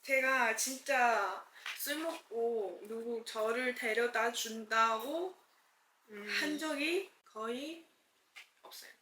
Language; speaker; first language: Korean; non-native, fluent; Chinese